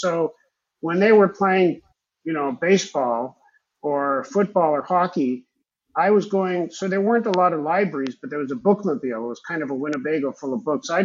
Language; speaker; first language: English; early bilingual, other home language; Hebrew